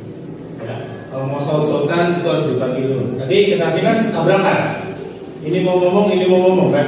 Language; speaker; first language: Indonesian; native; Indonesian